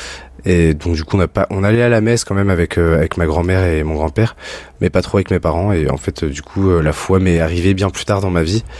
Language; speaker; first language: French; native; French